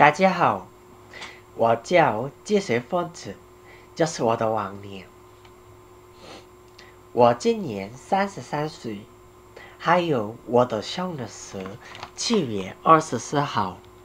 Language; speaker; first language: Chinese; non-native, learner; Korean